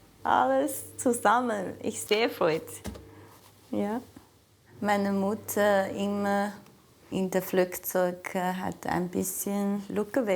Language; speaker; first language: German; non-native, learner; Chinese